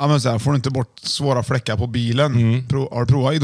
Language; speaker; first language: Swedish; native; Swedish